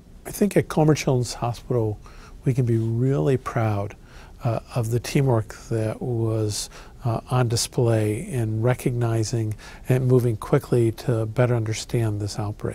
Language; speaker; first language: English; native; English